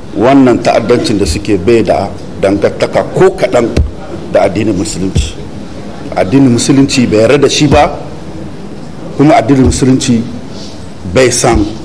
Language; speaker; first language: Hausa; native; Hausa